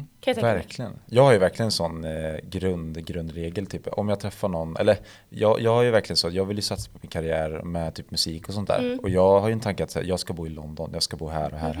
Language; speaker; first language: Swedish; native; Swedish